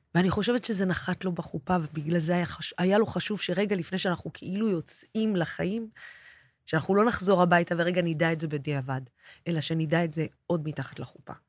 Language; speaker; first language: Hebrew; non-native, local second language; Arabic